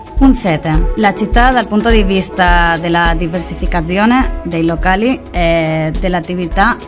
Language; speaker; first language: Italian; non-native, learner; Spanish